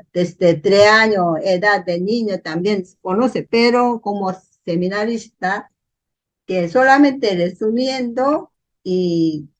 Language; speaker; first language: Spanish; non-native, learner; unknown